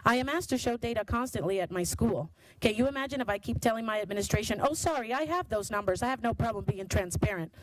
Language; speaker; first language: English; non-native, fluent; Spanish